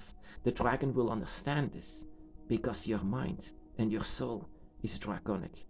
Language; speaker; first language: English; non-native, fluent; Dutch